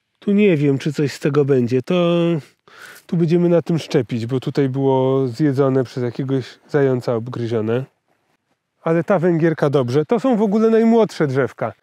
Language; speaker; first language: Polish; native; Polish